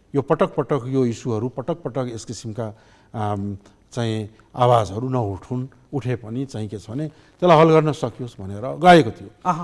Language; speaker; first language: Nepali; non-native, local second language; Maithili